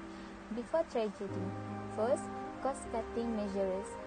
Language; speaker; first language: English; non-native, local second language; Malay